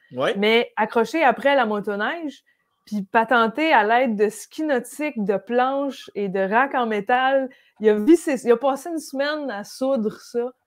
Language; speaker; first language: French; native; French